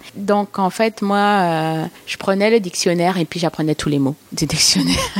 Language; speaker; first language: French; native; French